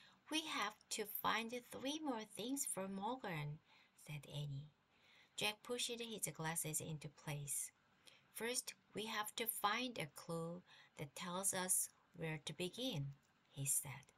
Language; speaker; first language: English; non-native, fluent; Korean